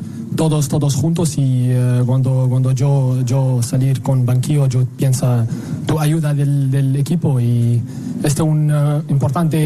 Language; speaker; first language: Spanish; non-native, learner; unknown